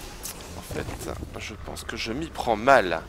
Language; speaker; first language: French; native; French